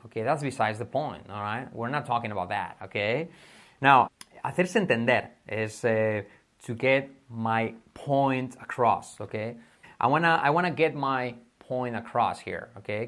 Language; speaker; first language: English; non-native, fluent; Spanish